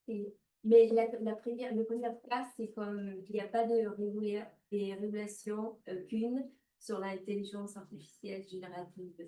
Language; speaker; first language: French; non-native, learner; Spanish